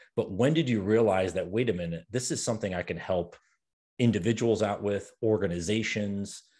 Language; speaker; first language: English; native; English